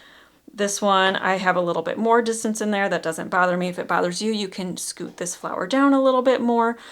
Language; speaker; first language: English; native; English